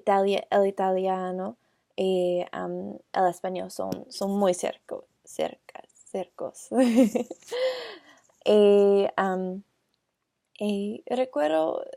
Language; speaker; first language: Spanish; non-native, learner; English